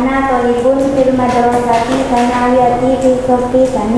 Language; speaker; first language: Arabic; non-native, learner; Indonesian